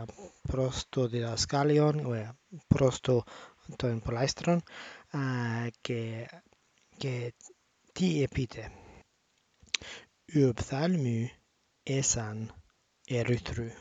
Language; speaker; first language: Greek; non-native, learner; English